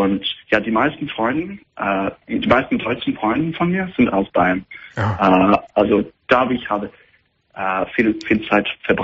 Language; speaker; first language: German; non-native, fluent; English